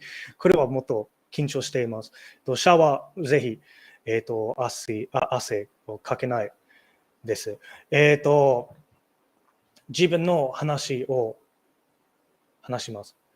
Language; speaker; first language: Japanese; non-native, learner; English